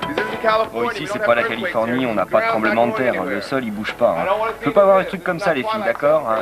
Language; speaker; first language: French; native; French